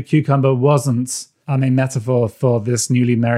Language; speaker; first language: English; native; English